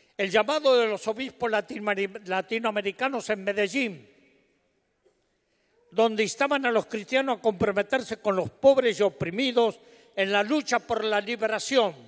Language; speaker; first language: Spanish; native; Spanish